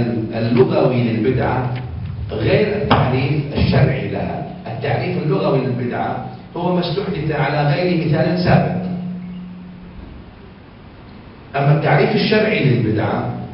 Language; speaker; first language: Arabic; native; Arabic